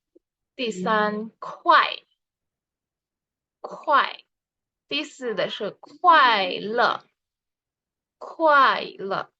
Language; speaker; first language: Chinese; non-native, fluent; Indonesian